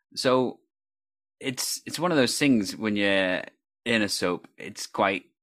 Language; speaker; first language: English; native; English